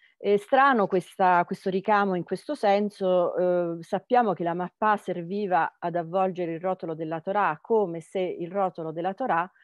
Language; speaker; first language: Italian; native; Italian